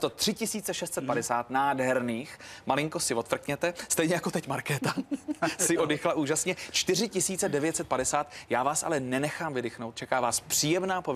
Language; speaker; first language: Czech; native; Czech